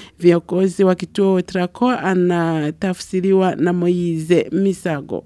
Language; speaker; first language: Swahili; non-native, local second language; Rundi